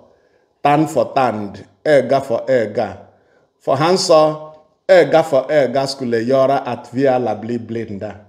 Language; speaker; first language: Swedish; non-native, fluent; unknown